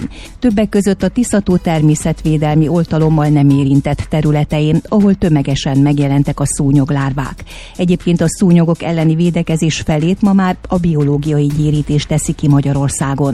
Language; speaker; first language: Hungarian; native; Hungarian